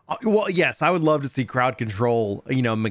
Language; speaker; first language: English; native; English